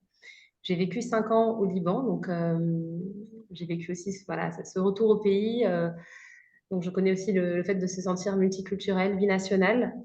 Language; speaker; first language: French; native; French